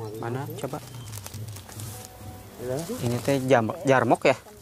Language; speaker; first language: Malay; non-native, local second language; Sundanese